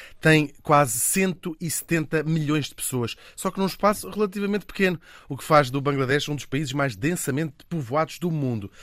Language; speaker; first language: Portuguese; native; Portuguese